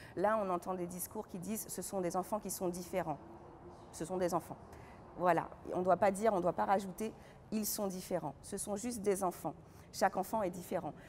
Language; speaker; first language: French; native; French